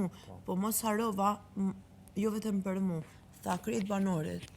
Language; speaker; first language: Albanian; non-native, learner; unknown